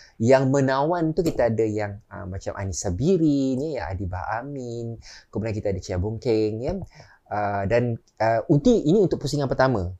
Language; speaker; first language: Malay; native; Malay